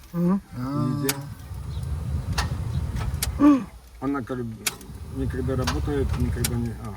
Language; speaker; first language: Russian; non-native, learner; Polish